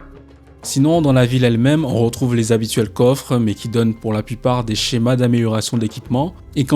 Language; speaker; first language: French; native; French